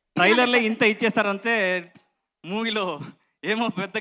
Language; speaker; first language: Telugu; non-native, learner; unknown